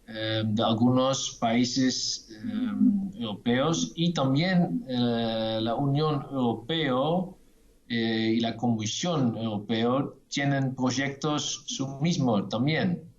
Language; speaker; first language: Spanish; non-native, fluent; Dutch